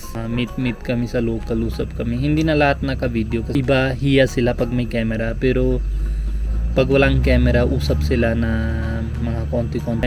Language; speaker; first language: Filipino; non-native, learner; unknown